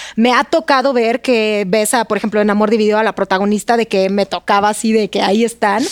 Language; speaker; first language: Spanish; non-native, fluent; Russian